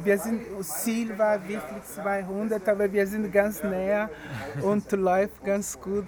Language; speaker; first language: German; non-native, learner; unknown